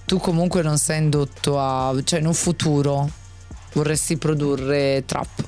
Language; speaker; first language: Italian; native; Italian